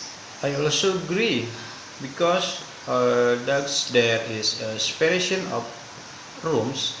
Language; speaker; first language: English; non-native, learner; Indonesian